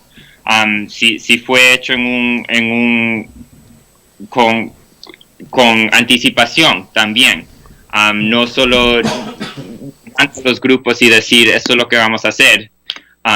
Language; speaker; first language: Spanish; non-native, fluent; English